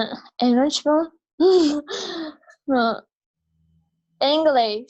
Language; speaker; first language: English; non-native, learner; Turkish